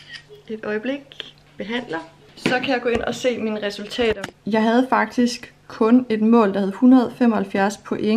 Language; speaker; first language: Danish; native; Danish